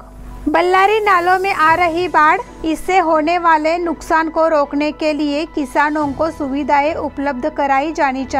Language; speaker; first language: Hindi; non-native, local second language; Marathi